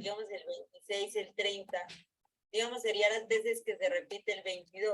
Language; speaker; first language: Spanish; native; Spanish